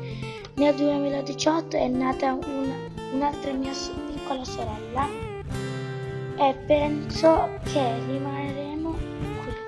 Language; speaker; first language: Italian; early bilingual, other home language; Bangla